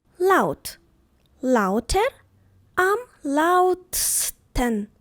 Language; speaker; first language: German; non-native, fluent; Ukrainian